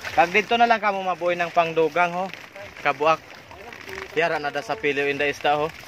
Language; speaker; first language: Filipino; non-native, local second language; Masbatenyo